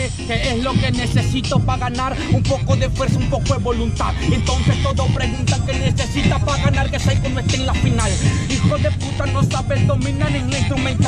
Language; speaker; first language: Spanish; native; Spanish